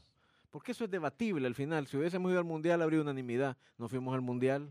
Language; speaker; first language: Spanish; native; Spanish